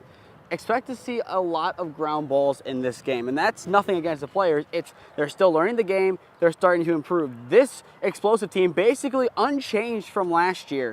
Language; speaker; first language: English; native; English